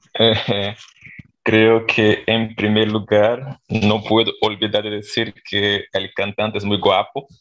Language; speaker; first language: Spanish; non-native, fluent; Portuguese